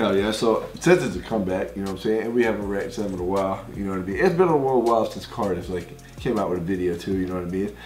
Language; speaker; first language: English; native; English